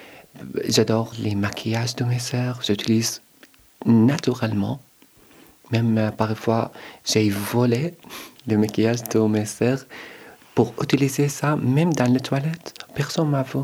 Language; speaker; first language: French; non-native, learner; Arabic